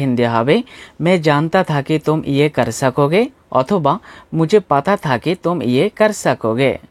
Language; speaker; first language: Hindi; non-native, fluent; Bangla